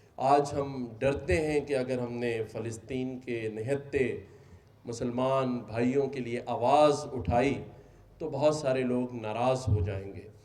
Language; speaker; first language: Urdu; native; Urdu